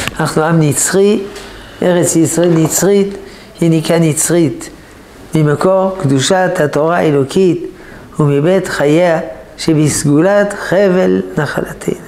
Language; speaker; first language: Hebrew; non-native, fluent; French